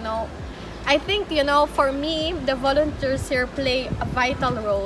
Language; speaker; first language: English; non-native, fluent; Filipino